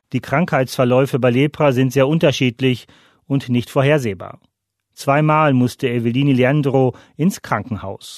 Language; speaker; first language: German; native; German